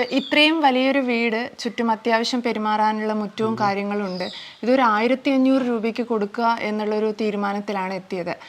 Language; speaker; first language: Malayalam; native; Malayalam